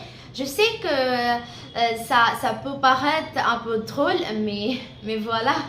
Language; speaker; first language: French; non-native, learner; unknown